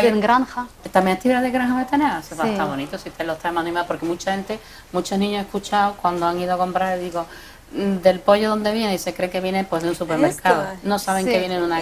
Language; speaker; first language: Spanish; native; Spanish